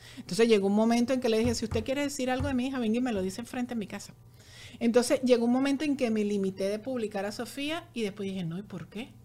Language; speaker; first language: Spanish; native; Spanish